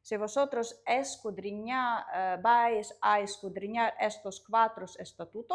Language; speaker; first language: Spanish; non-native, learner; Russian